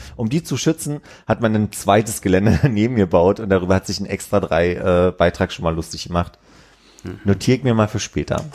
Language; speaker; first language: German; native; German